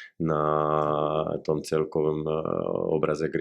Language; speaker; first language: Polish; non-native, learner; Slovak